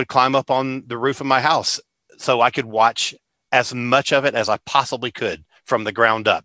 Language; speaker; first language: English; native; English